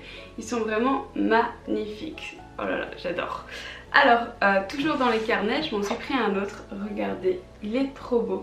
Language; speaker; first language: French; native; French